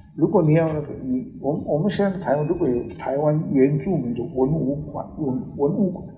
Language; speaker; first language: Chinese; non-native, local second language; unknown